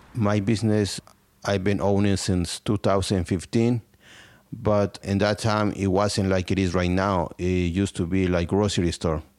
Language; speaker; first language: English; non-native, learner; Spanish